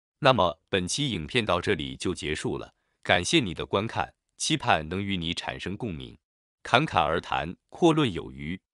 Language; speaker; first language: Chinese; native; Chinese